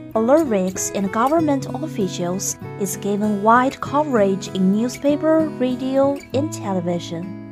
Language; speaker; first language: English; non-native, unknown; Chinese